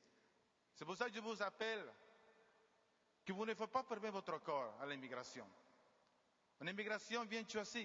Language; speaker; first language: French; non-native, learner; Spanish